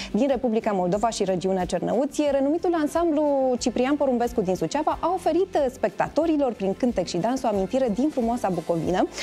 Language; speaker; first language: Romanian; native; Romanian